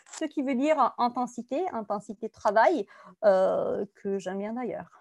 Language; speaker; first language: French; non-native, fluent; Italian